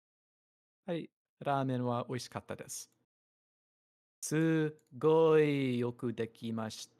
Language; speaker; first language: Japanese; non-native, learner; English